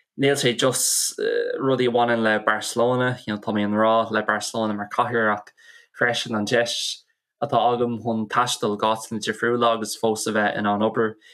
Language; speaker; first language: Irish; non-native, local second language; English